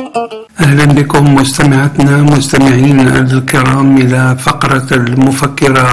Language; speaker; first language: Arabic; native; Arabic